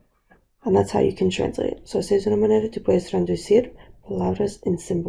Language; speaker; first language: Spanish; non-native, local second language; English